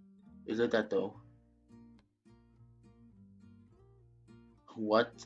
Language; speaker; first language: English; non-native, fluent; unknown